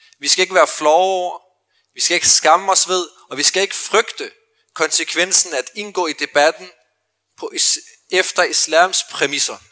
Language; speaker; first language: Danish; early bilingual, other home language; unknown